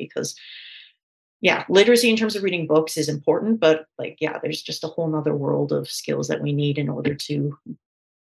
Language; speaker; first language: English; native; English